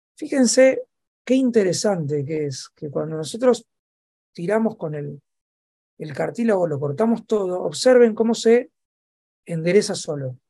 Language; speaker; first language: Spanish; native; Spanish